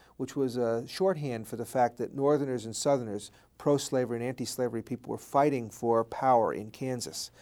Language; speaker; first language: English; native; English